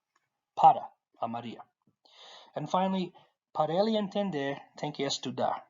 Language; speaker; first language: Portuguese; non-native, fluent; English